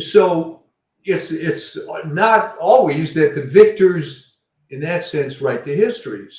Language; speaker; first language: English; native; English